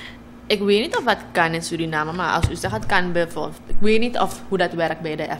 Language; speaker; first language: Dutch; native; Dutch